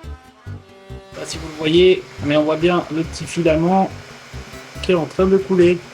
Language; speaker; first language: French; native; French